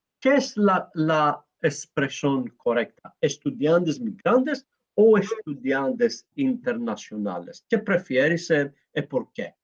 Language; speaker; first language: Spanish; non-native, learner; Greek